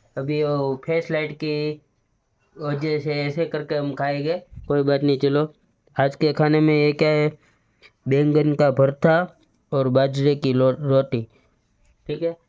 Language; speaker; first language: Hindi; non-native, local second language; Gujarati